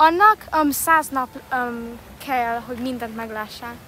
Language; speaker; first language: Hungarian; early bilingual, heritage; Hungarian